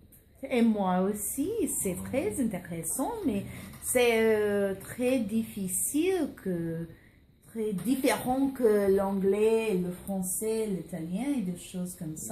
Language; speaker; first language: French; non-native, learner; English